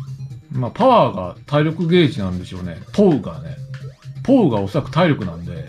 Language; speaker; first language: Japanese; native; Japanese